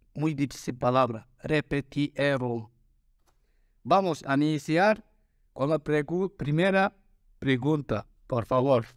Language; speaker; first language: Spanish; non-native, learner; Turkish